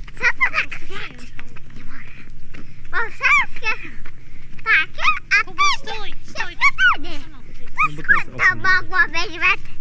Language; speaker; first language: Polish; early bilingual, heritage; Polish